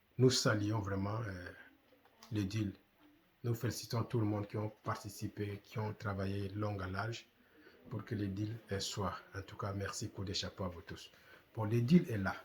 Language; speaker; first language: French; non-native, local second language; Lingala